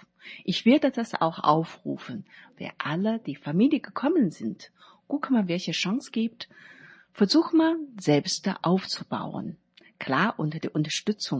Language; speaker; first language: German; non-native, learner; Chinese